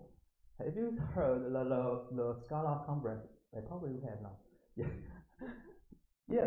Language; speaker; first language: English; non-native, learner; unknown